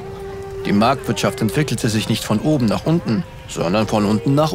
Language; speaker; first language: German; native; German